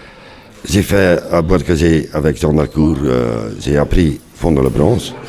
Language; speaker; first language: French; non-native, local second language; Dutch